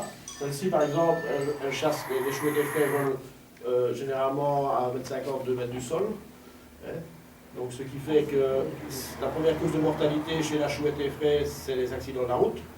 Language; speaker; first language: French; native; French